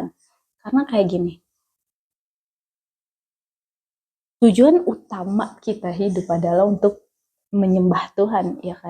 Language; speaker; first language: Indonesian; native; Indonesian